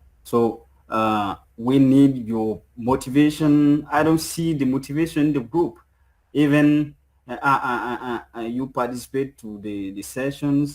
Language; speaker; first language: English; non-native, fluent; French